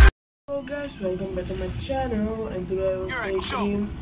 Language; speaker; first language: English; non-native, learner; Malay